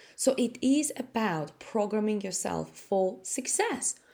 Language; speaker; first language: English; non-native, fluent; Latvian